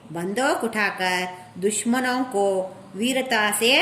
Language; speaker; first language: Hindi; non-native, local second language; Kannada